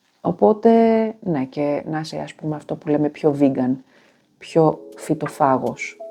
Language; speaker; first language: Greek; native; Greek